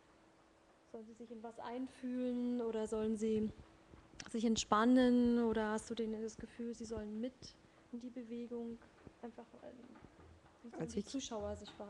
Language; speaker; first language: German; native; German